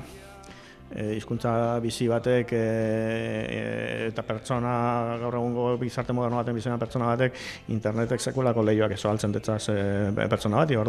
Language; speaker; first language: Basque; native; Basque